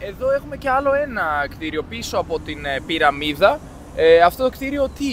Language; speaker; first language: Greek; native; Greek